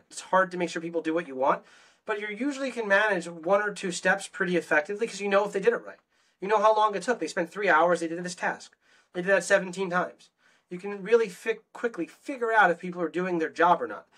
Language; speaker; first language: English; native; English